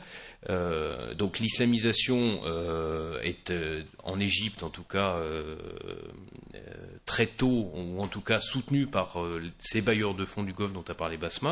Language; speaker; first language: French; native; French